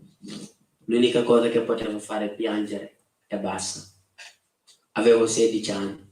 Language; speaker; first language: Italian; non-native, fluent; Wolof